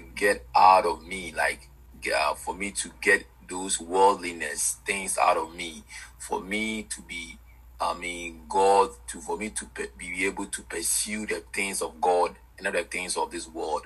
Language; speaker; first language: English; non-native, local second language; Akan